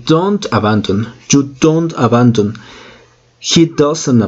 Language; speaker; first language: English; non-native, fluent; Spanish